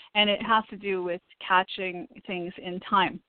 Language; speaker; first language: English; native; English